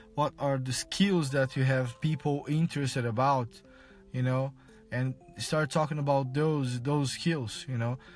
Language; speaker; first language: English; non-native, fluent; Portuguese